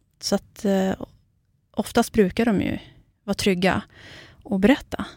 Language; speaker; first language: Swedish; early bilingual, other home language; Kurdish